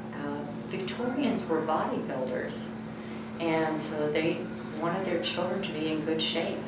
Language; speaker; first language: English; native; English